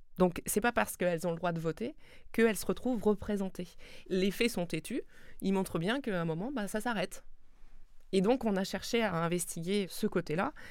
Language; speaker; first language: French; non-native, local second language; Swiss German